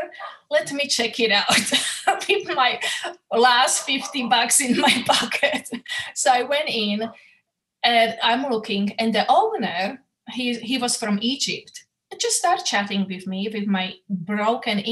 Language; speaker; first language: English; non-native, fluent; Slovak